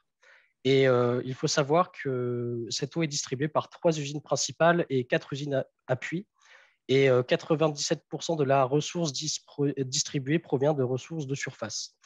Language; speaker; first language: French; native; French